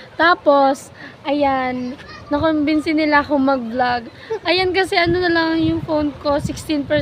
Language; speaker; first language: Filipino; non-native, local second language; Bikol